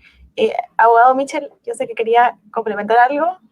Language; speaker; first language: Spanish; native; Spanish